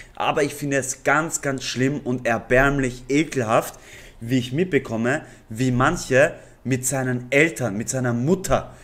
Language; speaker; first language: German; native; German